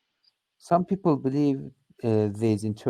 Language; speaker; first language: English; non-native, learner; Turkish